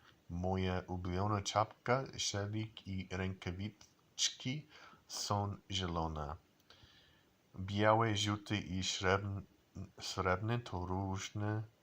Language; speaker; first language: Polish; non-native, learner; English